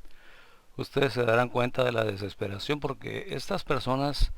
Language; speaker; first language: Spanish; native; Spanish